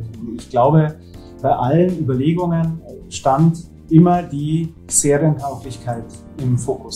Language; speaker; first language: German; native; German